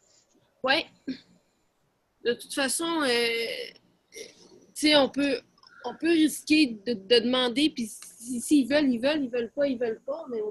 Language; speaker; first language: French; native; French